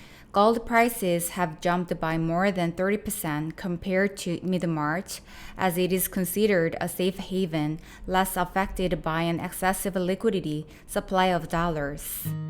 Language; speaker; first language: English; non-native, fluent; Korean